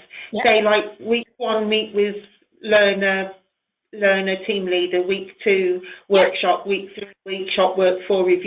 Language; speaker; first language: English; native; English